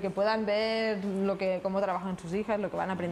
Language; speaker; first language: Spanish; native; Spanish